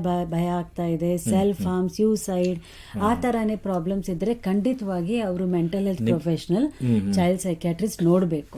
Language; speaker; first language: Kannada; non-native, local second language; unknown